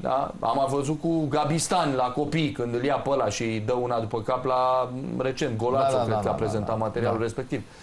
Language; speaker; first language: Romanian; native; Romanian